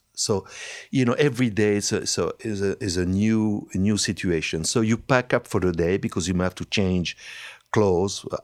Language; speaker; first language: English; non-native, fluent; French